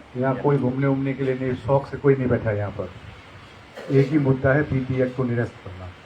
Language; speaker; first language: Hindi; non-native, local second language; Marathi